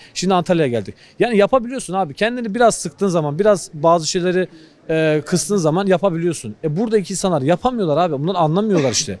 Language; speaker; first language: Turkish; native; Turkish